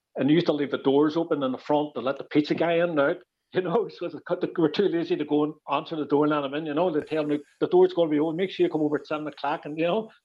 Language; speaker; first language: English; native; English